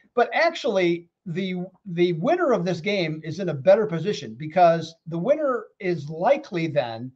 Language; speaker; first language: English; native; English